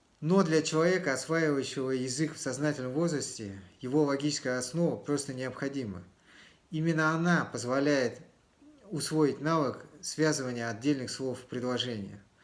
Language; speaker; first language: Russian; native; Russian